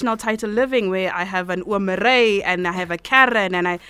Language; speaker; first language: English; non-native, local second language; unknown